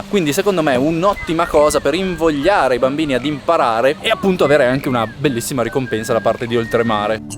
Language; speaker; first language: Italian; native; Italian